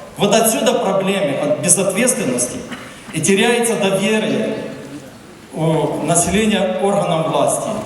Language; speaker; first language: Russian; non-native, local second language; Ukrainian